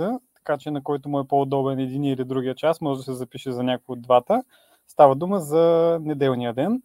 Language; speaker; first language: Bulgarian; native; Bulgarian